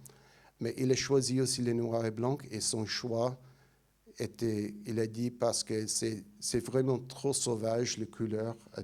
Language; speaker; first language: French; non-native, fluent; English